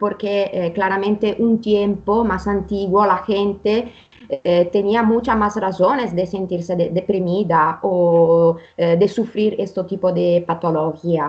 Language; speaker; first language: Spanish; non-native, fluent; Italian